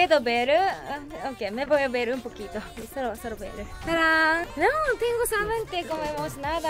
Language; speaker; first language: Spanish; non-native, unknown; Japanese